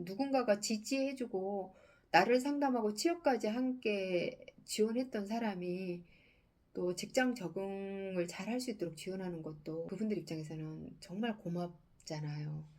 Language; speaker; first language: Korean; native; Korean